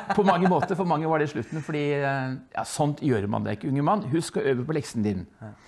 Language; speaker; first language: Norwegian; early bilingual, other home language; Dutch